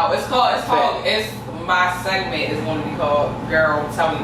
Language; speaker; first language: English; native; English